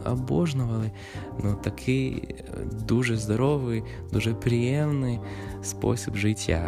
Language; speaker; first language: Ukrainian; non-native, fluent; English